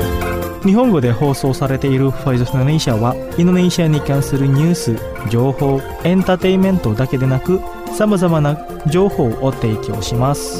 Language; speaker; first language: Japanese; non-native, fluent; Indonesian